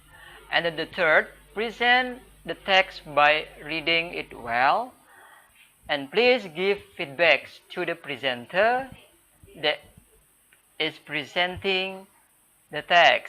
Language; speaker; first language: English; non-native, fluent; Indonesian